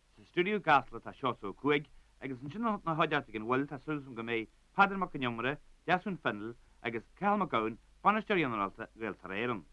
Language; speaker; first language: Irish; native; Irish